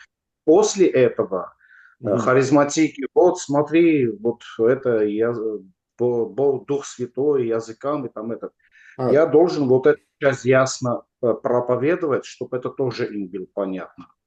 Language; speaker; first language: Russian; non-native, learner; Armenian